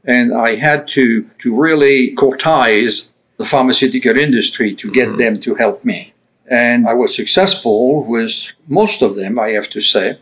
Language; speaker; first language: English; non-native, fluent; French